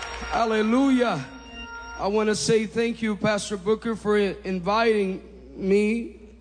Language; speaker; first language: English; non-native, fluent; Portuguese